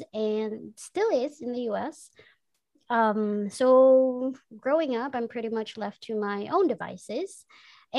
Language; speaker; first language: English; non-native, local second language; Filipino